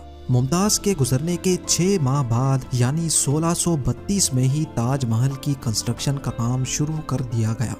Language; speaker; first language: Urdu; native; Urdu